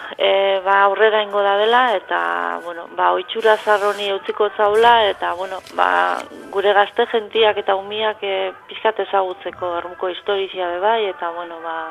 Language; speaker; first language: Basque; native; Basque